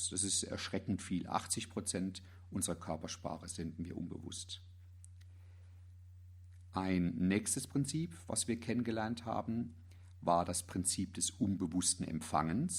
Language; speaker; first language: German; native; German